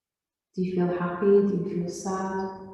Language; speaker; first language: English; native; English